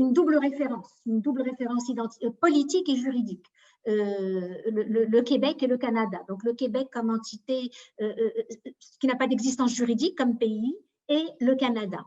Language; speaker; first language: French; native; French